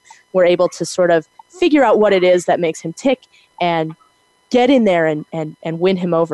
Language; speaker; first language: English; native; English